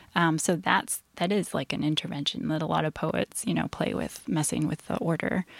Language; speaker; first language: English; native; English